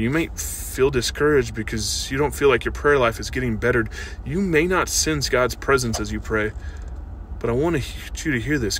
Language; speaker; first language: English; native; English